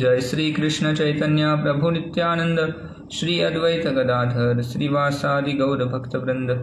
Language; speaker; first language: Hindi; non-native, local second language; Marathi